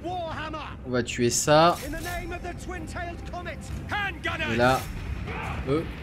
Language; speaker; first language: French; native; French